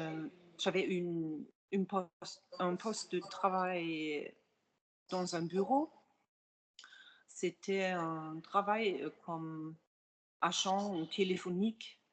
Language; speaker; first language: French; non-native, fluent; German